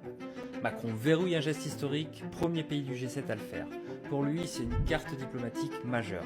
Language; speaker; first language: French; native; French